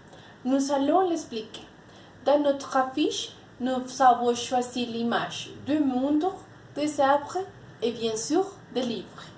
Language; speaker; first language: French; non-native, learner; Spanish